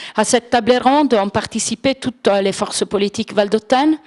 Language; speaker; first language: French; non-native, local second language; Italian